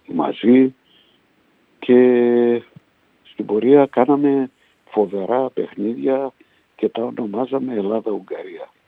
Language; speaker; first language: Greek; early bilingual, heritage; Greek